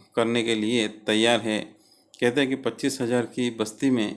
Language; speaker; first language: Hindi; non-native, local second language; Gujarati